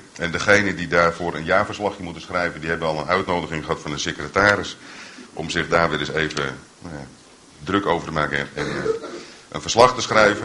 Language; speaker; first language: Dutch; native; Dutch